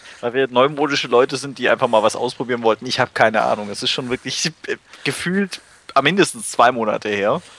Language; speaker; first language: German; native; German